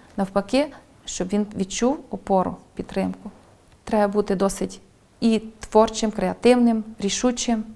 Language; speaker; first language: Ukrainian; non-native, local second language; Hungarian